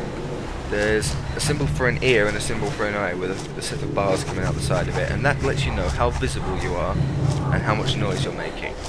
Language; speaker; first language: English; native; English